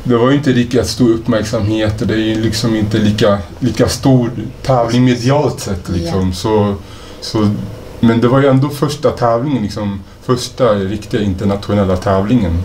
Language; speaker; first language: Swedish; native; Swedish